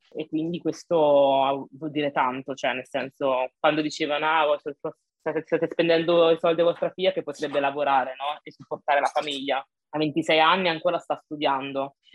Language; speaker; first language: Italian; early bilingual, other home language; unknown